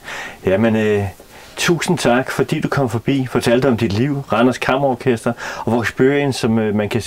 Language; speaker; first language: Danish; native; Danish